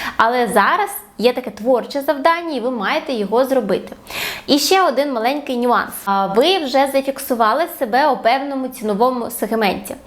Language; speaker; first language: Ukrainian; non-native, local second language; Russian